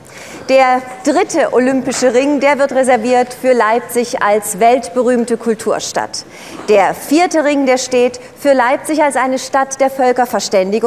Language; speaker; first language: German; native; German